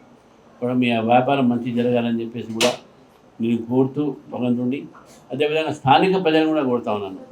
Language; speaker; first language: Telugu; native; Telugu